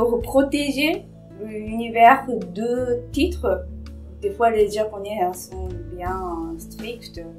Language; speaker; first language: French; non-native, fluent; Japanese